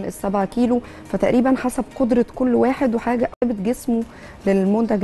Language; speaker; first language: Arabic; native; Arabic